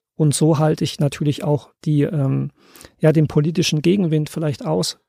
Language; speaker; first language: German; native; German